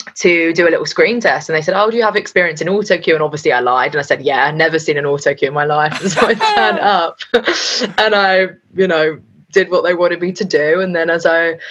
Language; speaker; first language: English; native; English